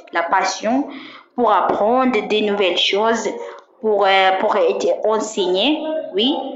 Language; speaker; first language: French; non-native, fluent; Swahili